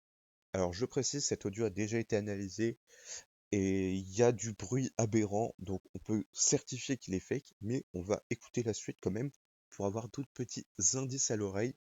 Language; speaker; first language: French; native; French